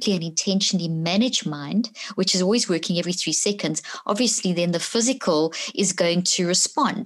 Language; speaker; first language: English; native; English